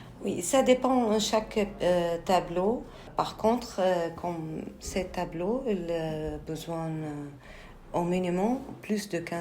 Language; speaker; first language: French; non-native, learner; Arabic